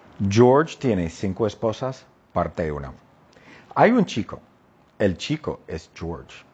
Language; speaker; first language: Spanish; non-native, fluent; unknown